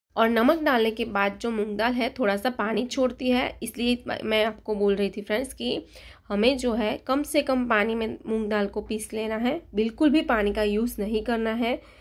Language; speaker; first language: Hindi; non-native, local second language; Gujarati